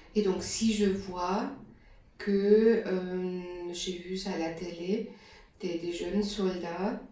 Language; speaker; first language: French; non-native, fluent; German